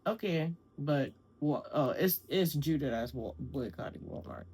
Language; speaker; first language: English; native; English